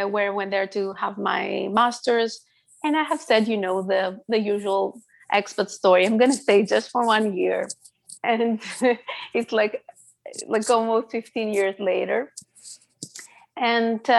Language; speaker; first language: English; non-native, fluent; Greek